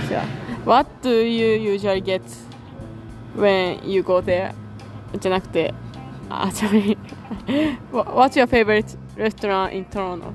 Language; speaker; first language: English; non-native, learner; Japanese